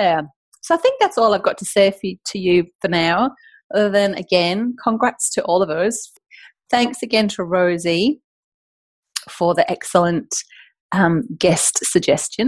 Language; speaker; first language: English; native; English